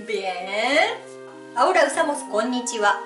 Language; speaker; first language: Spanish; non-native, fluent; Japanese